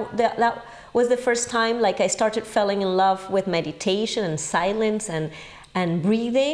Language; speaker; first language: English; non-native, fluent; Spanish